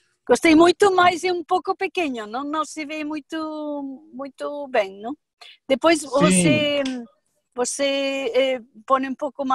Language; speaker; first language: Portuguese; non-native, learner; Spanish